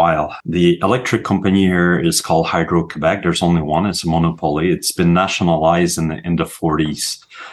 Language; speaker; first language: English; non-native, fluent; French